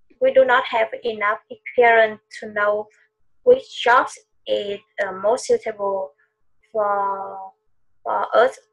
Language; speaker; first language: English; non-native, learner; Vietnamese